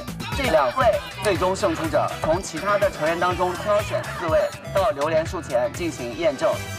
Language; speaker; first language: Chinese; native; Chinese